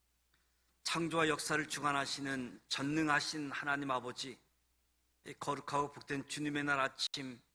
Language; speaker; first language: Korean; native; Korean